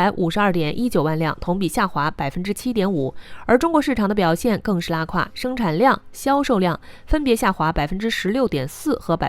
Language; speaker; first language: Chinese; native; Chinese